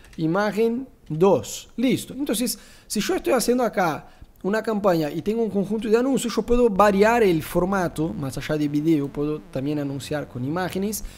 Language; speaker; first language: Spanish; non-native, fluent; Portuguese